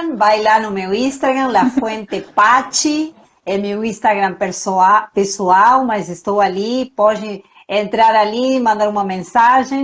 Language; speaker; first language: Portuguese; non-native, fluent; Spanish